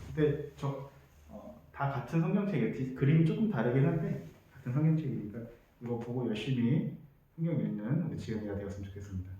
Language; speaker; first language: Korean; native; Korean